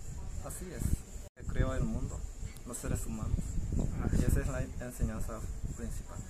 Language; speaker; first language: Spanish; early bilingual, other home language; Japanese